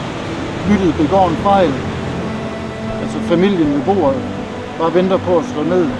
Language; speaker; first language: Danish; native; Danish